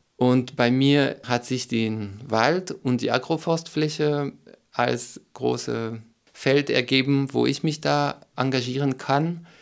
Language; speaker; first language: German; non-native, fluent; French